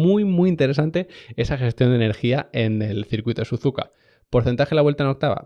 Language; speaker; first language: Spanish; native; Spanish